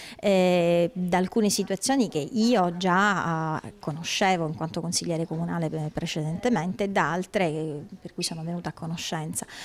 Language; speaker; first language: Italian; native; Italian